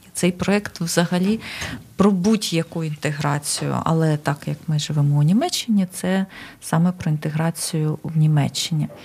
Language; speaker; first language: Ukrainian; native; Ukrainian